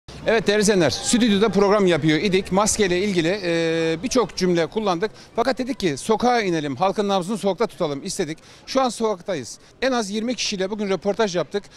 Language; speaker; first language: Turkish; native; Turkish